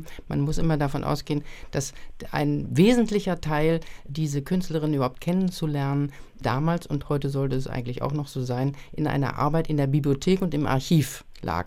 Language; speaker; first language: German; native; German